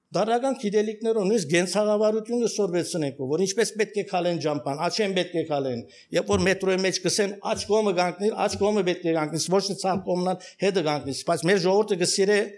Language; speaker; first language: Armenian; early bilingual, heritage; Armenian